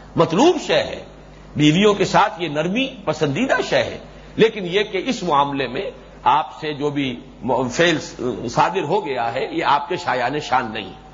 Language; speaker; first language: Urdu; native; Urdu